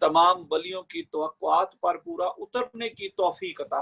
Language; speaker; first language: Urdu; native; Urdu